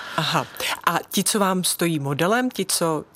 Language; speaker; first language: Czech; native; Czech